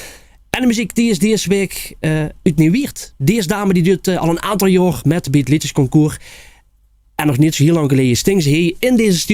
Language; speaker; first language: Dutch; native; Dutch